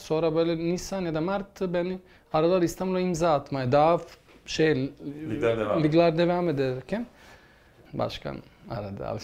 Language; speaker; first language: Turkish; non-native, fluent; Bosnian